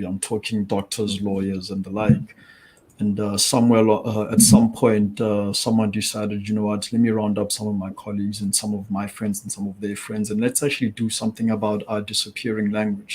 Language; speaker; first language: English; non-native, local second language; Tswana